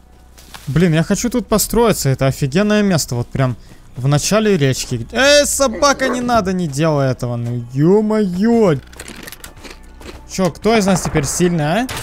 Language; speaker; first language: Russian; native; Russian